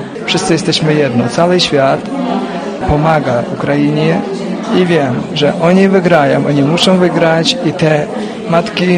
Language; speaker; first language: Polish; non-native, fluent; Ukrainian